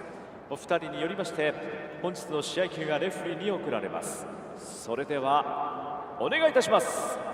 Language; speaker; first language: Japanese; native; Japanese